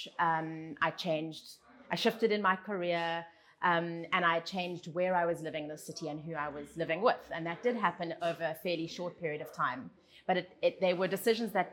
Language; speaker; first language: English; native; English